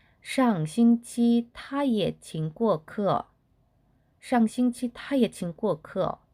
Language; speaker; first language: Chinese; non-native, fluent; Korean